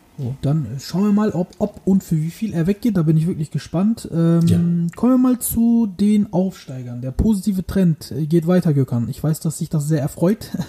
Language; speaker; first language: German; early bilingual, other home language; Turkish